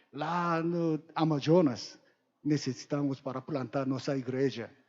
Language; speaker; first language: Portuguese; non-native, learner; Korean